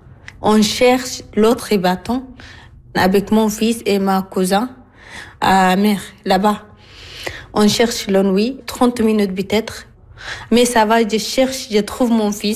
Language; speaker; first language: French; non-native, learner; Arabic